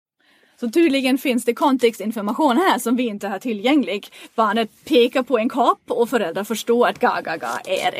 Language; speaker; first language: Swedish; non-native, fluent; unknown